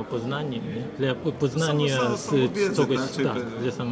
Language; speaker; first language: Polish; non-native, learner; Ukrainian